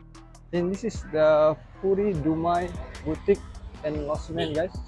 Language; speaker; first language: English; non-native, learner; Indonesian